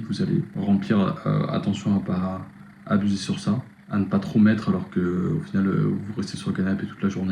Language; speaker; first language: French; native; French